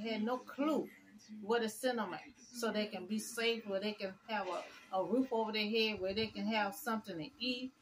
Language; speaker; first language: English; native; English